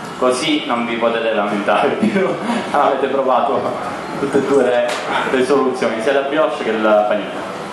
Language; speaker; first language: Italian; native; Italian